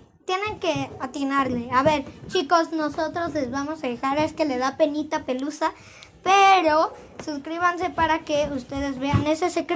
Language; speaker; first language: Spanish; native; Spanish